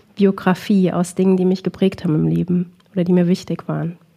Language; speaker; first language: German; early bilingual, other home language; Arabic